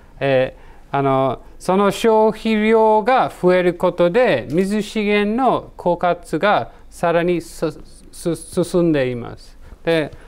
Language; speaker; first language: Japanese; non-native, learner; English